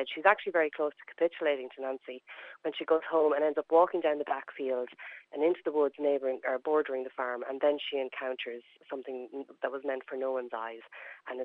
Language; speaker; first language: English; native; English